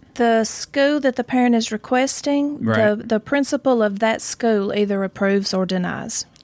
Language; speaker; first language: English; native; English